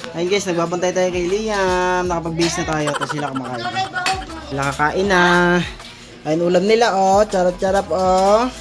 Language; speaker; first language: Filipino; non-native, local second language; Cebuano